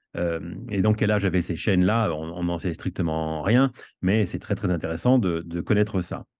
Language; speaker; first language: French; native; French